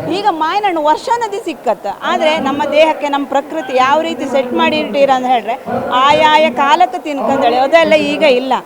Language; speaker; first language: Kannada; native; Kannada